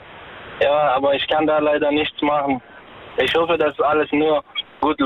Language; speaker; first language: German; early bilingual, other home language; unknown